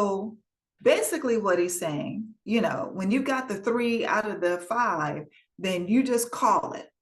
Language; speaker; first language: English; native; English